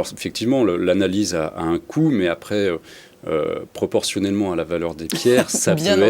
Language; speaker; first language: French; native; French